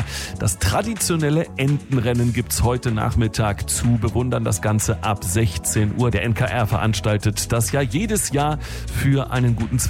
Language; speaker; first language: German; native; German